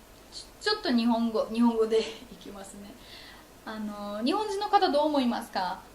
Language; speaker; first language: Japanese; non-native, fluent; Polish